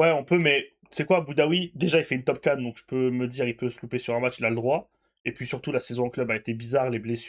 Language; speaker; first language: French; native; French